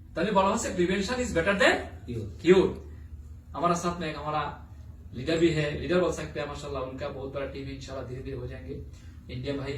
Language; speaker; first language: Hindi; non-native, learner; Bangla